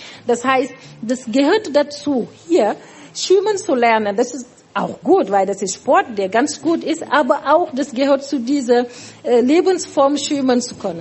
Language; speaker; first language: German; non-native, fluent; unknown